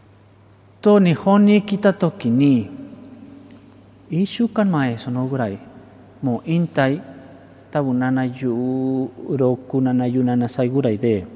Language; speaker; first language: Japanese; non-native, fluent; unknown